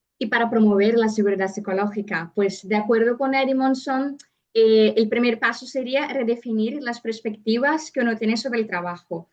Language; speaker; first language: Spanish; non-native, fluent; Portuguese